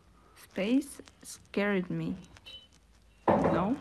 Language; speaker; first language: English; non-native, learner; Russian